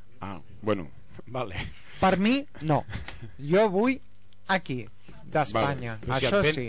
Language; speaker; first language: Catalan; non-native, local second language; Spanish